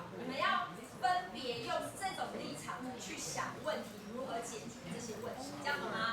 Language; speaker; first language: Chinese; native; Chinese